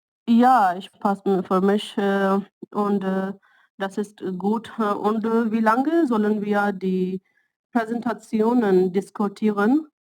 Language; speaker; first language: German; non-native, learner; Urdu